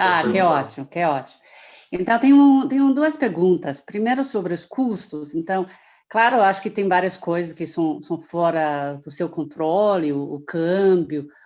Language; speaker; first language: Portuguese; non-native, fluent; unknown